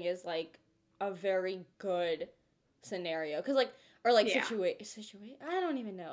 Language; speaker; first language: English; early bilingual, other home language; Telugu